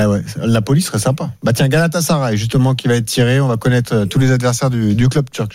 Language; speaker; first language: French; native; French